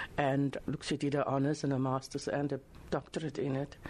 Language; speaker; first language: English; non-native, local second language; Afrikaans